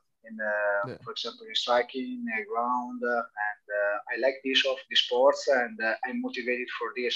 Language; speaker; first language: English; non-native, learner; Italian